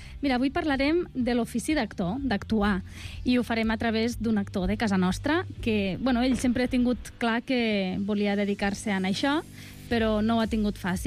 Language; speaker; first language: Catalan; native; Catalan